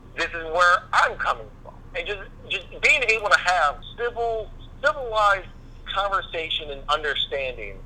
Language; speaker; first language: English; native; English